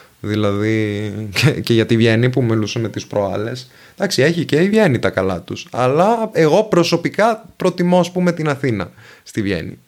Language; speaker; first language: Greek; non-native, fluent; Venetian